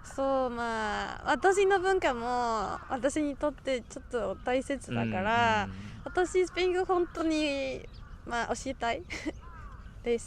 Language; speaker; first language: Japanese; non-native, learner; Spanish